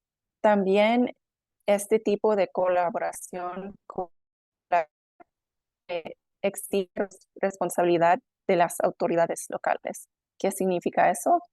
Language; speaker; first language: Spanish; non-native, fluent; English